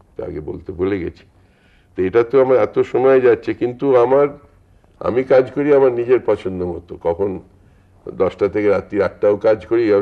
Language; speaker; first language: Bangla; native; Bangla